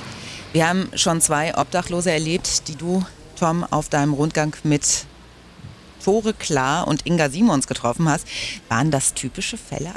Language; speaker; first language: German; native; German